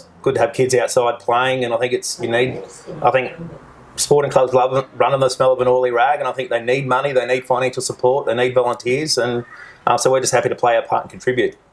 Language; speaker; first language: English; native; English